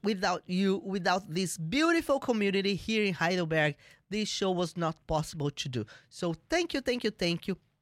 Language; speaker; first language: English; non-native, fluent; Portuguese